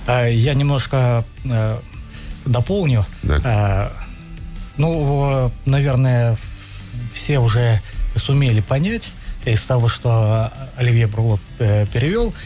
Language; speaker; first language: Russian; native; Russian